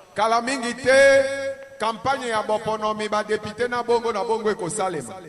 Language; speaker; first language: Lingala; native; Lingala